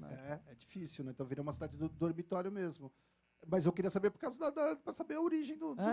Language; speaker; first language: Portuguese; native; Portuguese